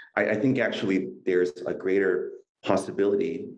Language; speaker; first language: English; native; English